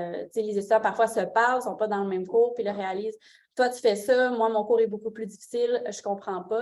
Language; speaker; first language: French; native; French